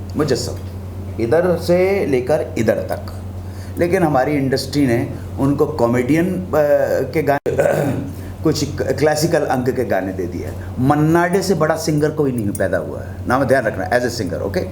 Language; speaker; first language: Hindi; native; Hindi